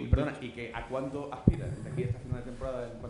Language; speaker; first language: Spanish; native; Spanish